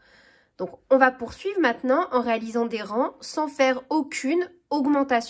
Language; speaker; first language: French; native; French